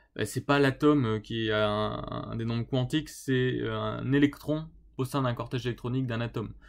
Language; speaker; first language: French; native; French